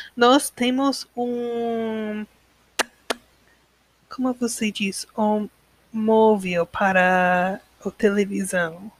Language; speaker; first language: Portuguese; non-native, learner; English